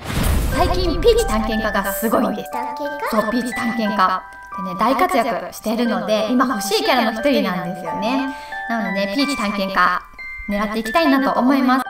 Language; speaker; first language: Japanese; native; Japanese